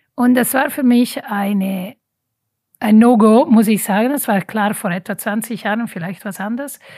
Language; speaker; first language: German; non-native, fluent; Italian